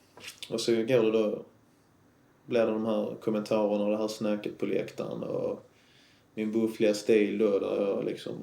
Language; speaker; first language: Swedish; native; Swedish